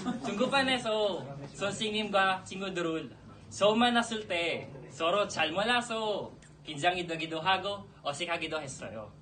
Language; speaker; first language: Korean; non-native, learner; Filipino